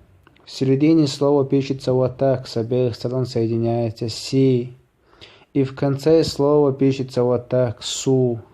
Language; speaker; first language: Russian; non-native, local second language; Chechen